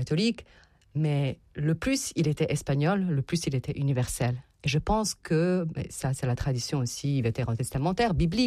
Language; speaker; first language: French; non-native, fluent; Serbian